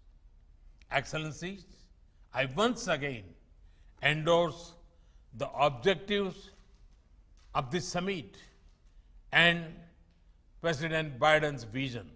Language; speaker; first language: English; non-native, local second language; Gujarati